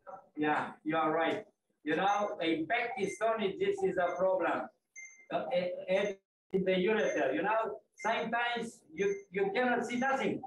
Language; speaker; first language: English; non-native, fluent; Romanian